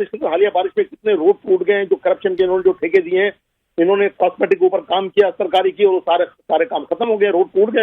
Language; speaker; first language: Urdu; native; Urdu